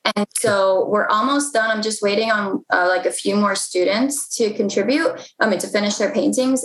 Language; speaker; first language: English; native; English